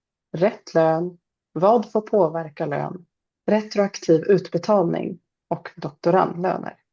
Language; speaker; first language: Swedish; native; Swedish